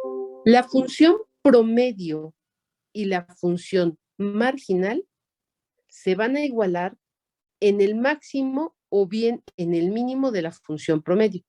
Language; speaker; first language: Spanish; native; Spanish